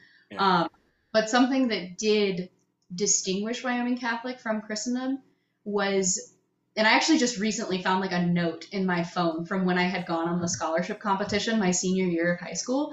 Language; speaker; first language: English; native; English